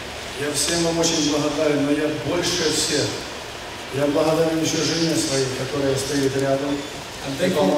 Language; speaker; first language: Russian; native; Russian